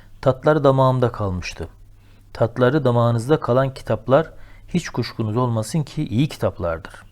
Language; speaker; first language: Turkish; native; Turkish